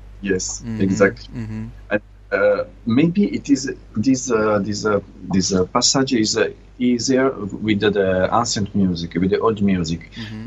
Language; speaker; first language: English; non-native, learner; Italian